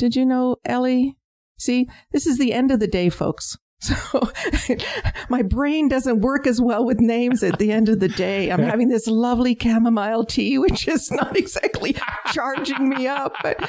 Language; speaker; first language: English; native; English